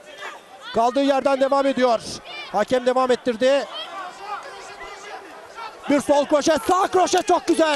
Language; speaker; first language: Turkish; native; Turkish